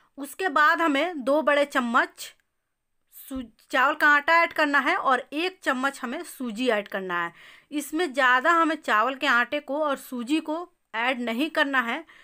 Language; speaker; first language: Hindi; native; Hindi